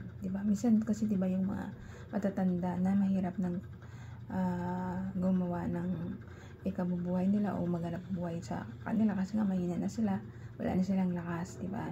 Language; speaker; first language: Filipino; native; Filipino